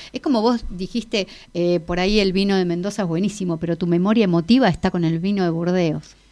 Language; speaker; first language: Spanish; native; Spanish